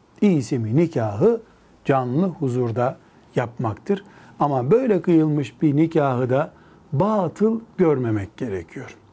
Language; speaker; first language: Turkish; native; Turkish